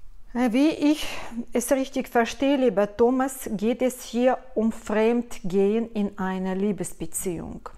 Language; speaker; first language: German; non-native, fluent; Russian